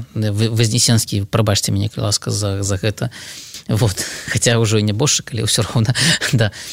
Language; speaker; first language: Belarusian; non-native, local second language; Russian